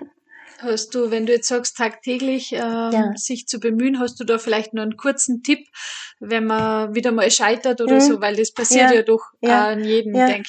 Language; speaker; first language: German; native; German